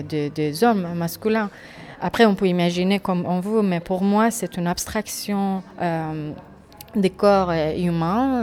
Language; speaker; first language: French; non-native, fluent; Persian